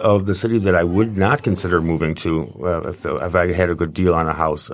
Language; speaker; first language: English; native; English